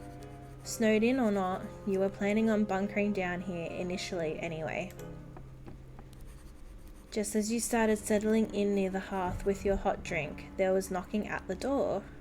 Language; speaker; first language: English; native; English